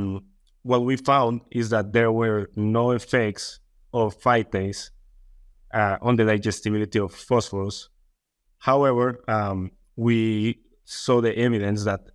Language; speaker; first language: English; non-native, fluent; Spanish